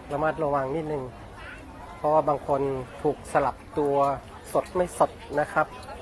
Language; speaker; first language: Thai; native; Thai